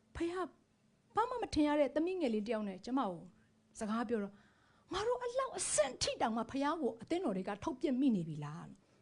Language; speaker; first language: Burmese; native; Burmese